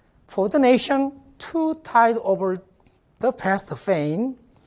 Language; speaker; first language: English; non-native, fluent; Korean